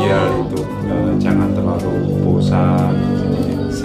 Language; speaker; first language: Indonesian; non-native, fluent; Korean